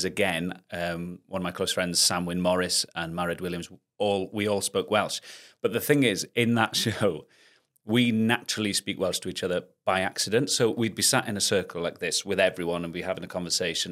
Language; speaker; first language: English; non-native, local second language; Welsh